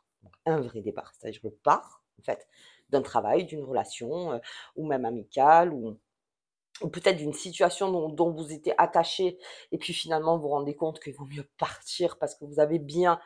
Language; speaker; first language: French; native; French